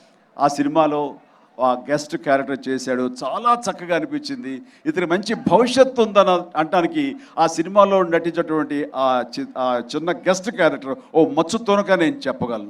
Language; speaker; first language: Telugu; native; Telugu